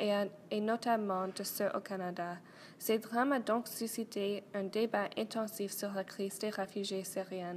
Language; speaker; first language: French; non-native, learner; English